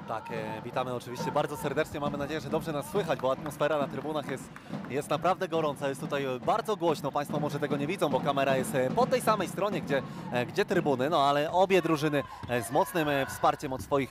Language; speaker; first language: Polish; native; Polish